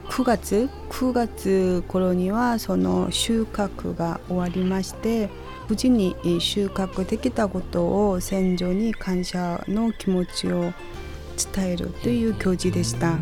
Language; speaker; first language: Japanese; non-native, fluent; Korean